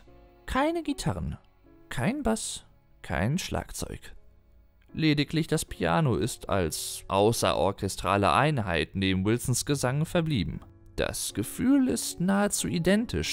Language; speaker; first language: German; native; German